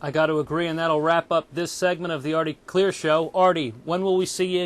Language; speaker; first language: English; native; English